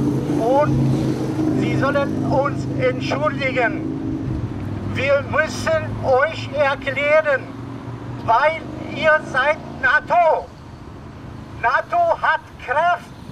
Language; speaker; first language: German; non-native, learner; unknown